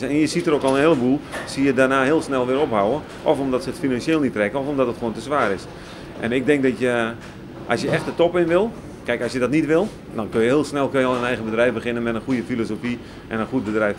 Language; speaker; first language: Dutch; native; Dutch